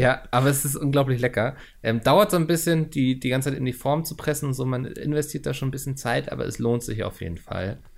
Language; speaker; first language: German; native; German